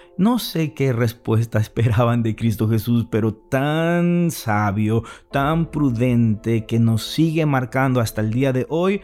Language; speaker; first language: Spanish; native; Spanish